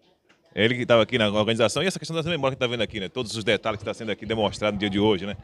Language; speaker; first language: Portuguese; native; Portuguese